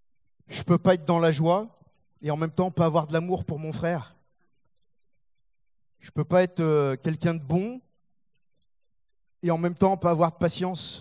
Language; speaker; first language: French; native; French